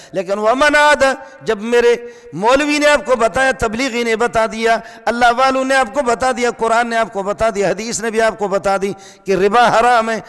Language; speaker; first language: Urdu; non-native, local second language; Brahui